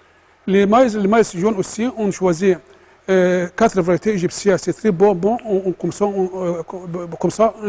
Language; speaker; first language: French; non-native, learner; Arabic